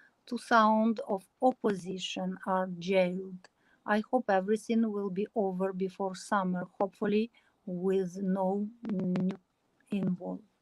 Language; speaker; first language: English; non-native, learner; Ukrainian